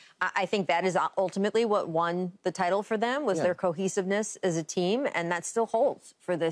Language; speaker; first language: English; native; English